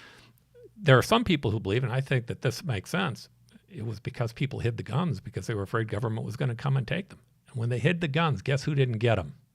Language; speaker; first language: English; native; English